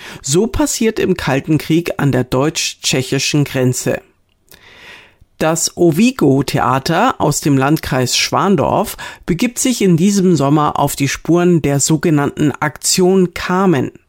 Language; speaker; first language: German; native; German